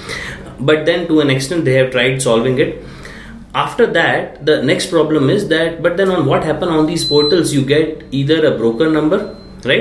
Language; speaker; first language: English; non-native, local second language; Hindi